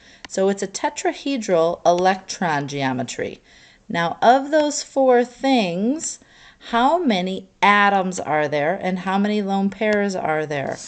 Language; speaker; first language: English; native; English